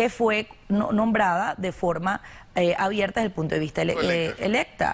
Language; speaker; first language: Spanish; native; Spanish